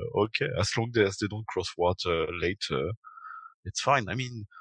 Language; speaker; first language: English; non-native, fluent; French